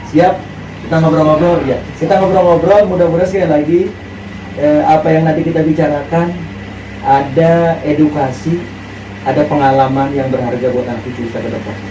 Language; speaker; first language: Indonesian; native; Indonesian